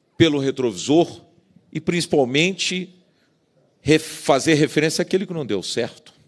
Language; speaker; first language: Portuguese; native; Portuguese